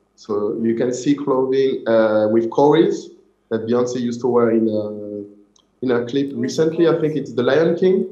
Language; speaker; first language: English; non-native, fluent; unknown